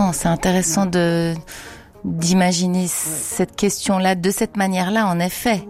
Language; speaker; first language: French; native; French